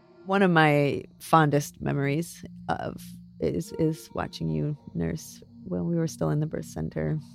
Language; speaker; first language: English; native; English